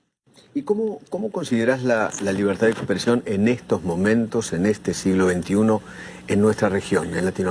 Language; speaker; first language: Spanish; native; Spanish